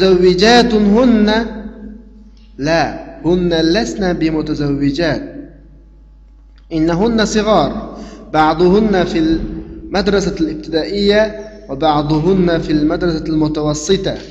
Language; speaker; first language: Arabic; non-native, fluent; Uyghur